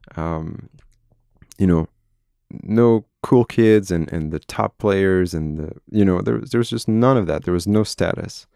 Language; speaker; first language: English; non-native, fluent; French